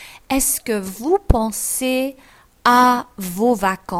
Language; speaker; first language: French; non-native, fluent; English